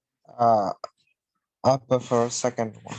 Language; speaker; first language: English; non-native, learner; Burmese